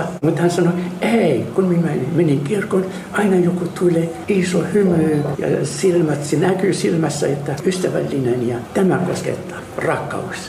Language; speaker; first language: Finnish; non-native, fluent; Arabic